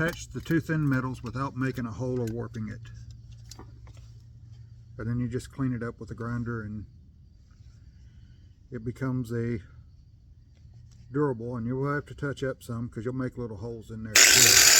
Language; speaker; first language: English; native; English